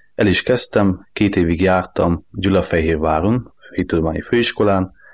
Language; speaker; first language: Hungarian; native; Hungarian